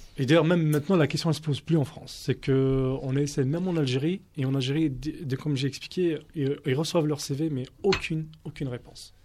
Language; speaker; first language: French; native; French